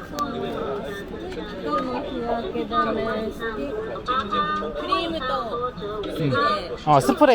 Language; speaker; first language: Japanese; non-native, learner; Korean